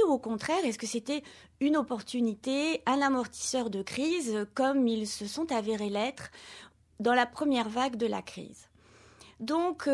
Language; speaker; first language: French; native; French